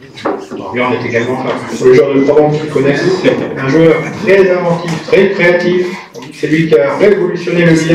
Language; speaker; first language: French; native; French